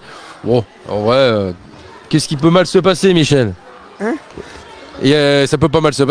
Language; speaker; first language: French; native; French